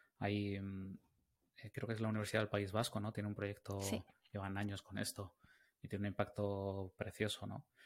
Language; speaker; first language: Spanish; native; Spanish